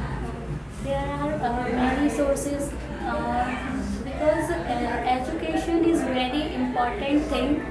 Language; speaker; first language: English; non-native, learner; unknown